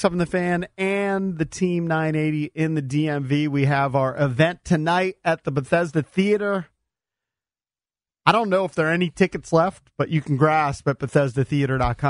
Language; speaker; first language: English; native; English